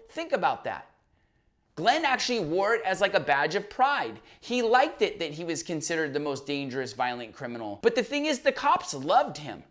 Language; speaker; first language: English; native; English